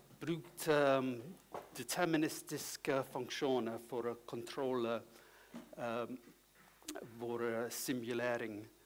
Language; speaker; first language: Swedish; non-native, learner; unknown